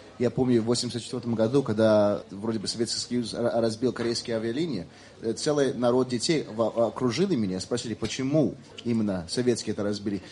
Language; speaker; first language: Russian; early bilingual, heritage; Russian